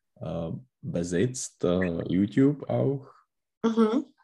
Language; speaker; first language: German; non-native, learner; Czech